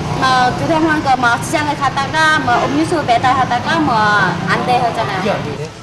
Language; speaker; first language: Korean; non-native, learner; Vietnamese